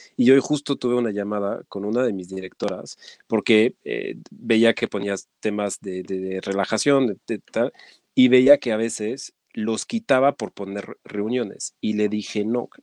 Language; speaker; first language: Spanish; non-native, fluent; French